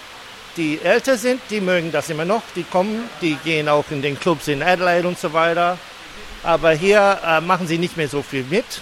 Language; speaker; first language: German; non-native, fluent; English